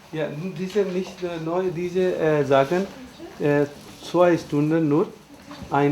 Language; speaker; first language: German; non-native, learner; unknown